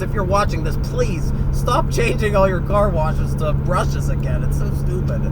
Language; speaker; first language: English; native; English